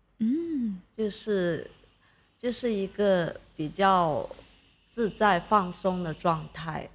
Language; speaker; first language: Chinese; non-native, local second language; Cantonese